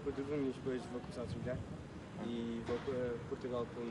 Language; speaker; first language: Portuguese; early bilingual, heritage; Portuguese